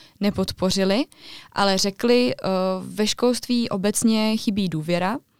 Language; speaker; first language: Czech; native; Czech